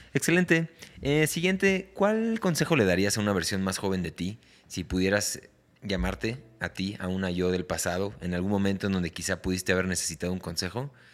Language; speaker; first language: Spanish; native; Spanish